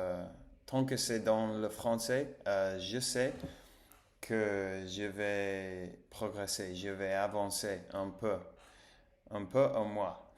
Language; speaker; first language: French; non-native, learner; English